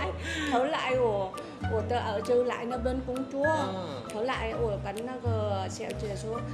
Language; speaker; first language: Chinese; non-native, learner; Vietnamese